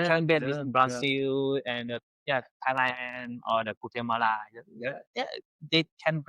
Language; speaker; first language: English; non-native, learner; Thai